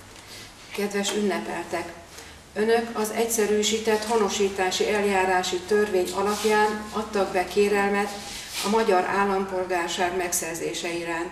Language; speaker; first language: Hungarian; native; Hungarian